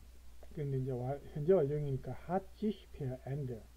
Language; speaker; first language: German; non-native, learner; Korean